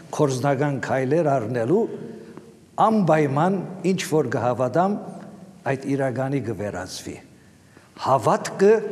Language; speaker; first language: Armenian; native; Armenian